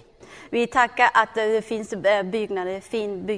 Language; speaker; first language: Swedish; non-native, learner; Thai